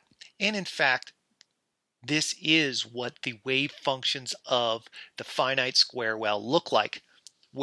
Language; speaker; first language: English; native; English